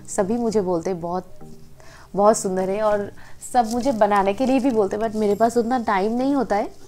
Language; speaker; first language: Hindi; non-native, local second language; Bangla